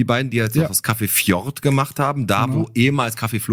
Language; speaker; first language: German; native; German